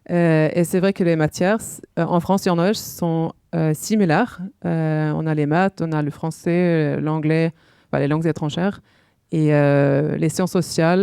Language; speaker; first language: French; non-native, fluent; Norwegian